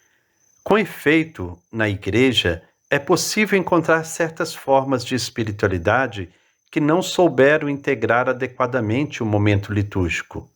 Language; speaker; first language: Portuguese; native; Portuguese